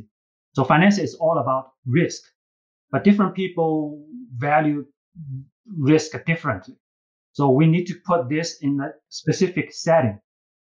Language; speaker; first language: English; non-native, fluent; Chinese